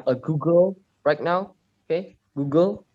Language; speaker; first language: English; non-native, learner; Indonesian